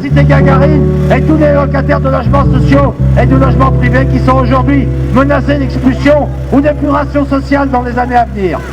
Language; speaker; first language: French; native; French